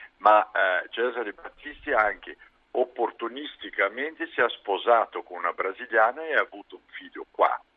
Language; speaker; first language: Italian; non-native, fluent; Portuguese